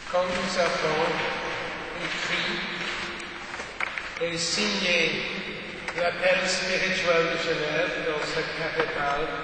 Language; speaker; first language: French; non-native, fluent; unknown